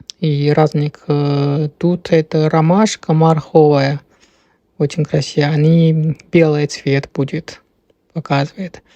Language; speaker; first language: Russian; non-native, learner; Chinese